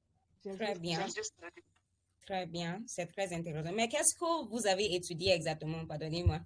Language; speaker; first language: French; non-native, fluent; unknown